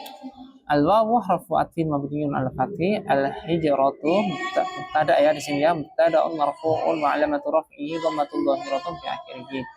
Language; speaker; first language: Arabic; non-native, fluent; Indonesian